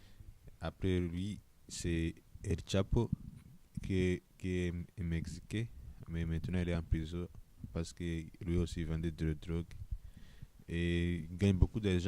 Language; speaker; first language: French; non-native, learner; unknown